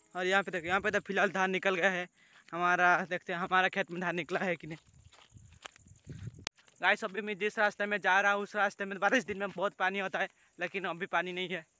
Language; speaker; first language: Hindi; non-native, local second language; Odia